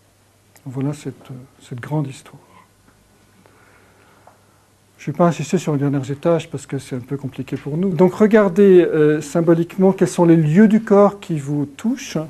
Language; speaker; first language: French; native; French